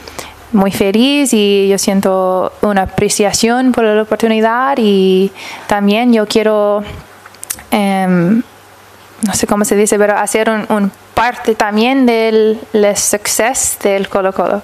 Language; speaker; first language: Spanish; early bilingual, heritage; English